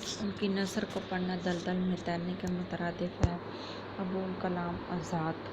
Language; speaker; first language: Urdu; non-native, local second language; Punjabi